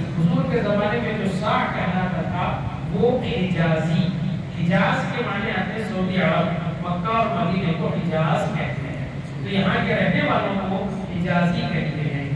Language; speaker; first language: Urdu; native; Urdu